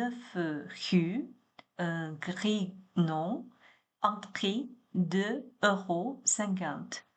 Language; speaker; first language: French; non-native, learner; Chinese